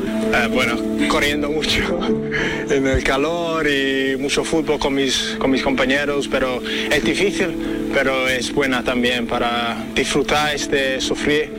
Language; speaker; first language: Spanish; non-native, learner; English